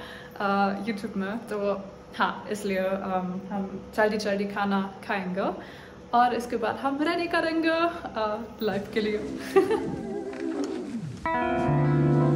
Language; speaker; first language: Hindi; non-native, learner; German